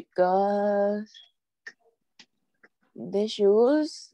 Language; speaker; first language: English; non-native, learner; Spanish